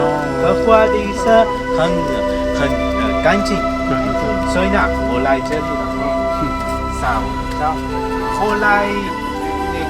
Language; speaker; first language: Chinese; non-native, learner; Sinhala